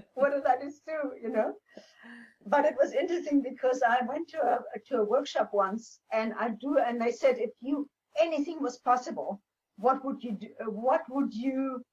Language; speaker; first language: English; non-native, local second language; German